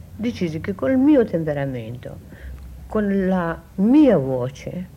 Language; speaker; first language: Italian; non-native, fluent; Russian